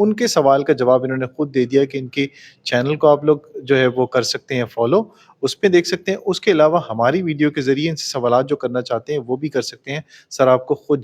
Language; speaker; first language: Urdu; native; Urdu